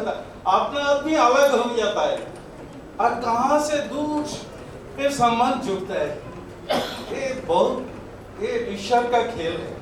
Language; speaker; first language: Hindi; non-native, local second language; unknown